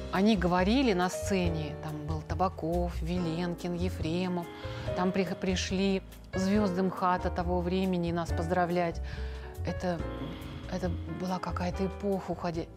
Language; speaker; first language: Russian; native; Russian